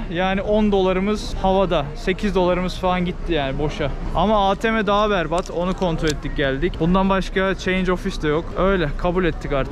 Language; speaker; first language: Turkish; native; Turkish